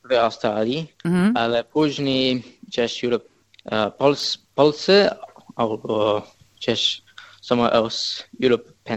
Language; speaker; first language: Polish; early bilingual, heritage; English